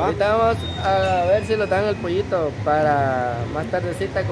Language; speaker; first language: Spanish; native; Spanish